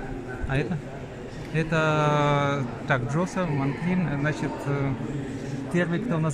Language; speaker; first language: Russian; native; Russian